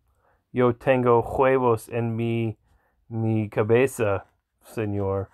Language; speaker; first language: Spanish; non-native, learner; English